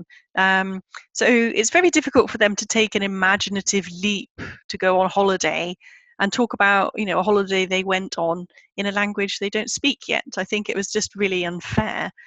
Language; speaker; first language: English; native; English